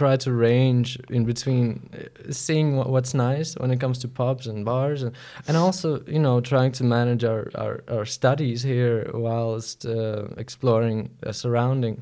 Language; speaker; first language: English; non-native, fluent; Latvian